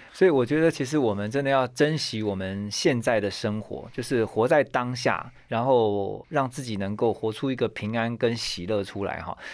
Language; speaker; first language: Chinese; native; Chinese